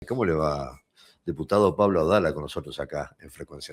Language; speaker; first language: Spanish; native; Spanish